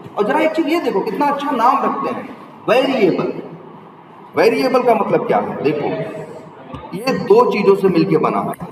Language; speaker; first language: Hindi; native; Hindi